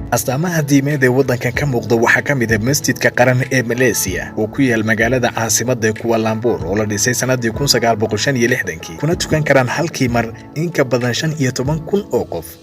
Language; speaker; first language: Somali; native; Somali